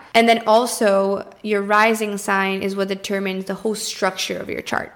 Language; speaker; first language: English; early bilingual, other home language; Portuguese